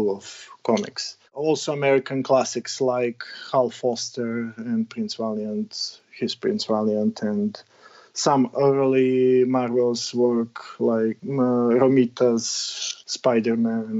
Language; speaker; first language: English; non-native, learner; Serbian